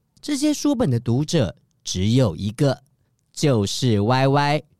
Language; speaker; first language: Chinese; native; Chinese